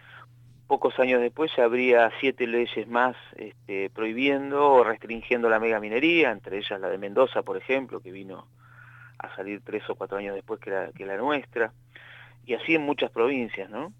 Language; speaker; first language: Spanish; native; Spanish